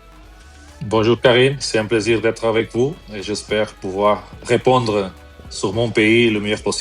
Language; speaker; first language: French; non-native, fluent; Portuguese